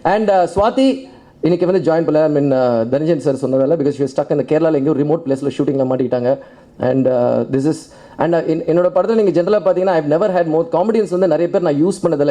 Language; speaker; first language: Tamil; native; Tamil